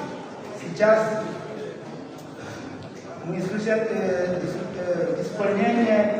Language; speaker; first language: Russian; non-native, fluent; Comorian